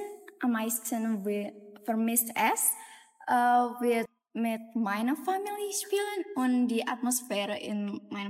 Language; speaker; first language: German; non-native, learner; Indonesian